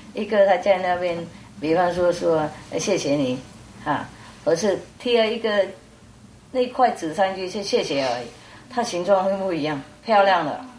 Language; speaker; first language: Chinese; non-native, fluent; Vietnamese